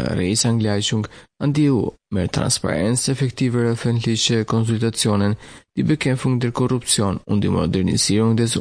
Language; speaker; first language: German; non-native, fluent; Albanian